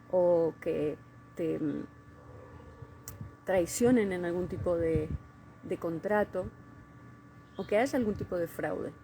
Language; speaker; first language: Spanish; native; Spanish